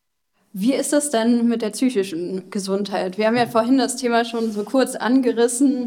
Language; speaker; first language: German; native; German